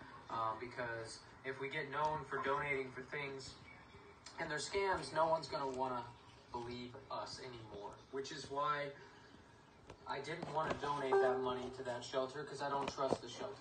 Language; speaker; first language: English; native; English